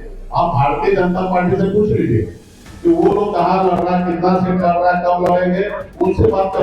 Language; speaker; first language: Hindi; native; Hindi